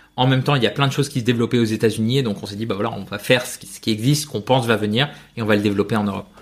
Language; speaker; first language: French; non-native, fluent; Spanish